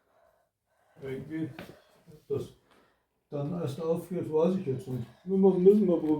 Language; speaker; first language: German; native; German